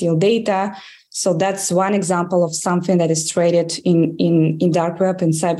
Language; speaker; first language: English; non-native, fluent; Russian